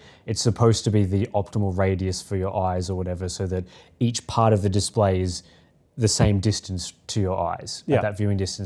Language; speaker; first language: English; native; English